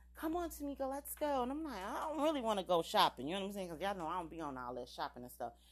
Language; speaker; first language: English; native; English